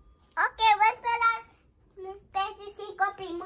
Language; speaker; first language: Spanish; early bilingual, other home language; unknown